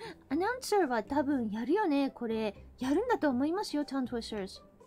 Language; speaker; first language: Japanese; non-native, fluent; English